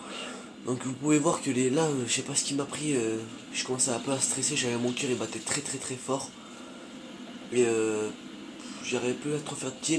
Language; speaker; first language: French; native; French